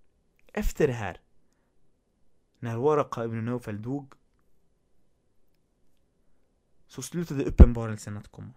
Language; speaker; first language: Swedish; early bilingual, other home language; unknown